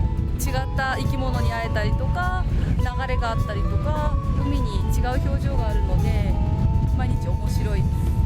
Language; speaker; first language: Japanese; native; Japanese